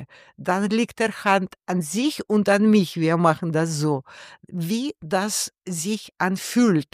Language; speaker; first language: German; non-native, learner; Russian